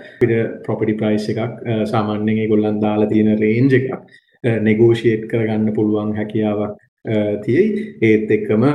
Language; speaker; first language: Sinhala; non-native, local second language; Tamil